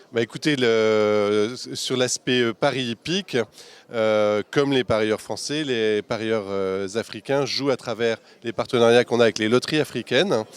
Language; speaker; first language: French; native; French